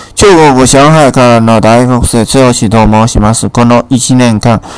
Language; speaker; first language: Japanese; non-native, fluent; Chinese